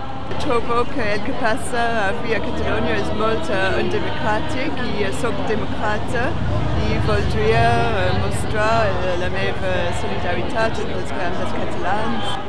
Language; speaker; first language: Catalan; non-native, fluent; French